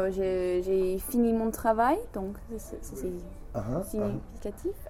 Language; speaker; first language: French; non-native, fluent; English